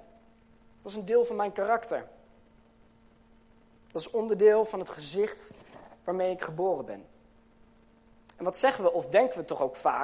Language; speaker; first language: Dutch; native; Dutch